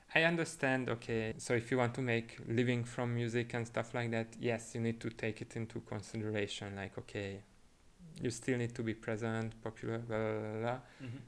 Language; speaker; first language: English; non-native, fluent; Hungarian